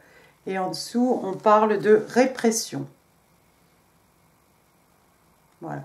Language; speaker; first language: French; native; French